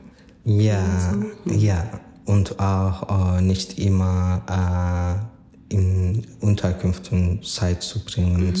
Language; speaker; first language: German; non-native, learner; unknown